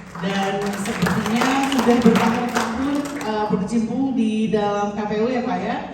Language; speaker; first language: Indonesian; native; Indonesian